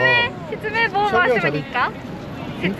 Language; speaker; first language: Korean; non-native, learner; Japanese